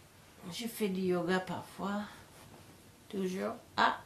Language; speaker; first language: French; non-native, learner; English